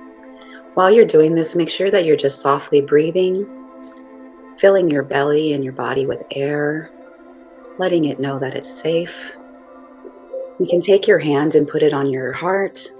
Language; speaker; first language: English; native; English